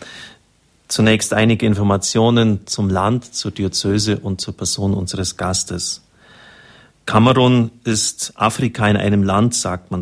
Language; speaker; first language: German; native; German